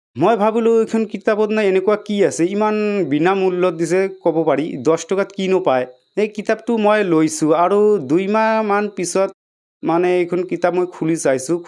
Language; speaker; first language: Assamese; native; Assamese